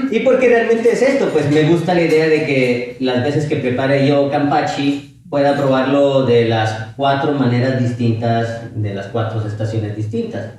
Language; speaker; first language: Spanish; non-native, fluent; Italian